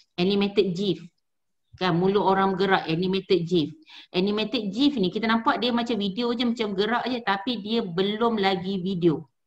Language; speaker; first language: Malay; native; Malay